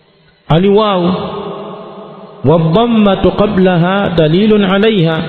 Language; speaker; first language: Arabic; non-native, fluent; Swahili